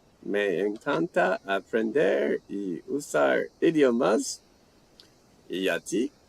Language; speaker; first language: Spanish; non-native, learner; English